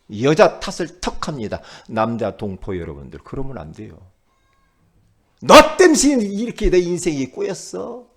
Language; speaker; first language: Korean; native; Korean